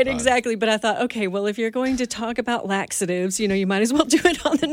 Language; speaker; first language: English; native; English